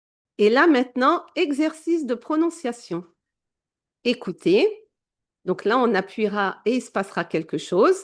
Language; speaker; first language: French; native; French